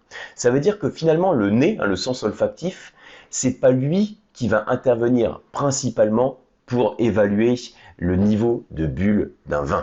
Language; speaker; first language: French; native; French